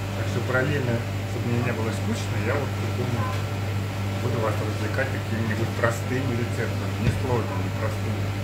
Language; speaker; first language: Russian; native; Russian